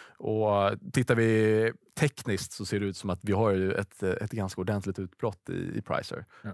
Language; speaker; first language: Swedish; native; Swedish